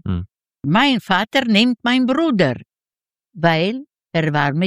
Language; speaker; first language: German; non-native, local second language; Ukrainian